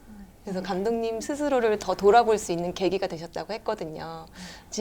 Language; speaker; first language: Korean; native; Korean